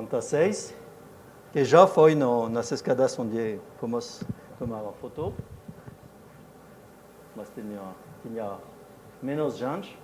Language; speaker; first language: Portuguese; non-native, fluent; French